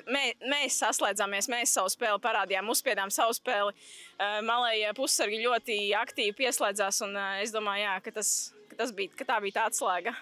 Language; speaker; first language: Latvian; native; Latvian